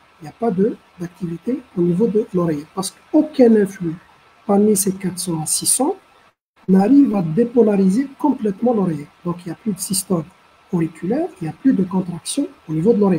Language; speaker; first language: French; non-native, local second language; Arabic